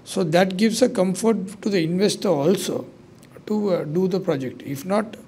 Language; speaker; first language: English; non-native, local second language; Sinhala